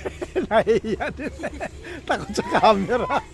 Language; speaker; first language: Filipino; native; Filipino